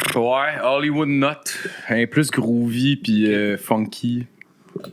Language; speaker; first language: French; native; French